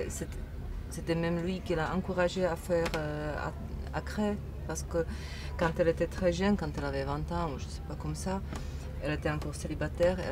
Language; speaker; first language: French; non-native, fluent; Czech